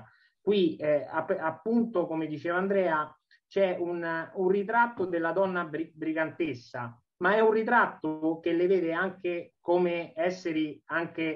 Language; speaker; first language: Italian; native; Italian